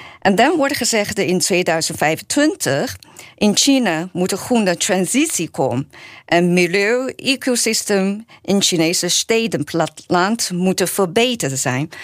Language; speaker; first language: Dutch; non-native, learner; Chinese